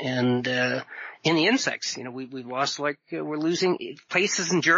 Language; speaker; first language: English; native; English